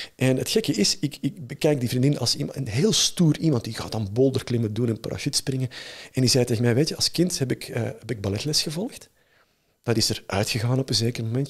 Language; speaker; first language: Dutch; native; Dutch